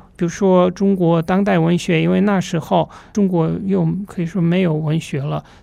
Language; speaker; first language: Chinese; non-native, fluent; Russian